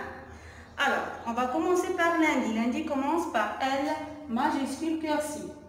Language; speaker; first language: French; non-native, local second language; Arabic